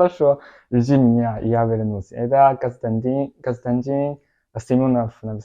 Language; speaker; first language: Russian; non-native, learner; Chinese